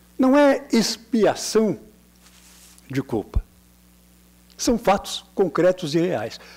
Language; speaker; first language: Portuguese; native; Portuguese